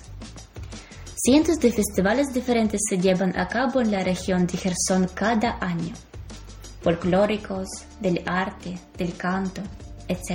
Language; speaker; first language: Spanish; non-native, fluent; Ukrainian